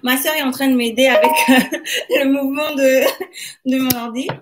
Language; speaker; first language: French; non-native, local second language; Lingala